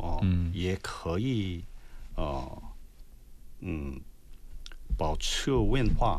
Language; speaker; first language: Chinese; non-native, learner; Korean